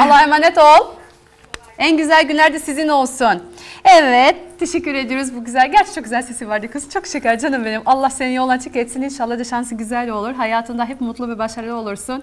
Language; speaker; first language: Turkish; non-native, fluent; Albanian